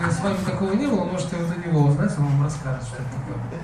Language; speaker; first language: Russian; native; Russian